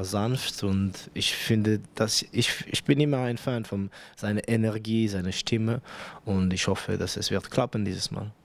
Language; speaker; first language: German; non-native, fluent; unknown